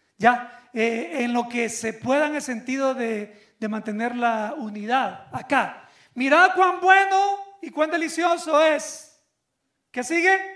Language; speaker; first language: Spanish; native; Spanish